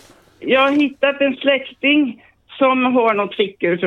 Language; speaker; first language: Swedish; native; Swedish